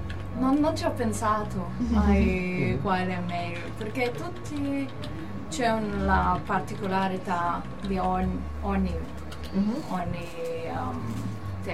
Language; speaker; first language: Italian; non-native, learner; Cantonese